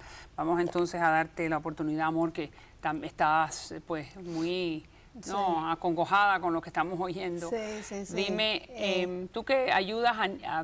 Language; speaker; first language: Spanish; native; Spanish